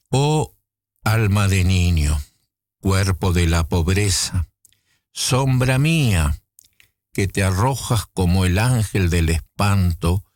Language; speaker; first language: Spanish; native; Spanish